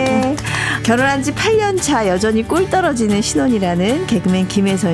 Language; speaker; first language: Korean; native; Korean